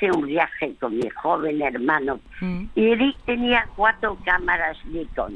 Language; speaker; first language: Spanish; early bilingual, other home language; French